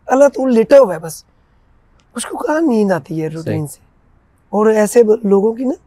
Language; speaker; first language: Urdu; non-native, local second language; Punjabi